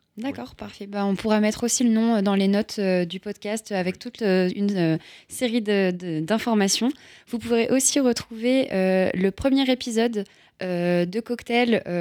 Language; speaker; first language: French; native; French